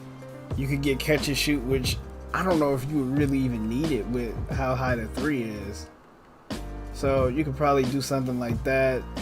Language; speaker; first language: English; native; English